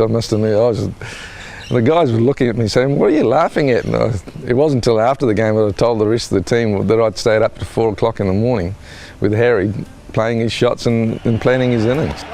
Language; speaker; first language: English; native; English